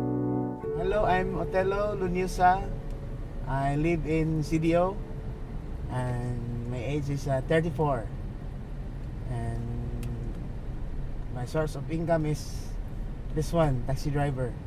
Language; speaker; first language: English; non-native, learner; Cebuano